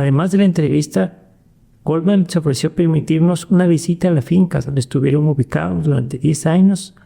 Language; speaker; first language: Spanish; native; Spanish